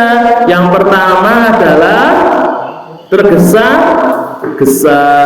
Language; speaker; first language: Indonesian; non-native, local second language; Javanese